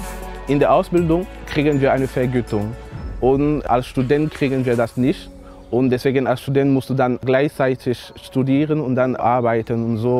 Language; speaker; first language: German; non-native, fluent; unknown